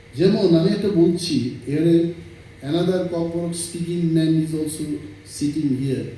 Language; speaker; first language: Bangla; non-native, local second language; Kok Borok